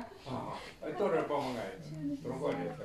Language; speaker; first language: Russian; non-native, learner; Chinese